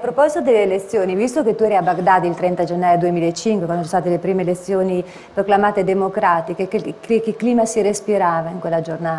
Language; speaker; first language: Italian; native; Italian